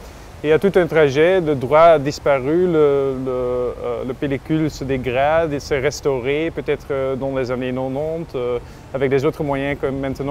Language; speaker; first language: French; non-native, local second language; Dutch